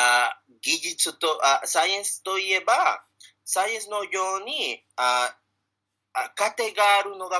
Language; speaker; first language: Japanese; non-native, learner; Spanish